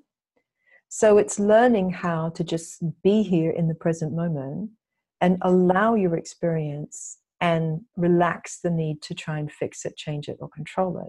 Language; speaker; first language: English; native; English